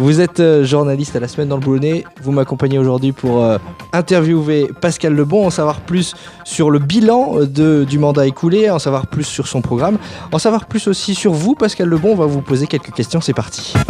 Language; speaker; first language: French; native; French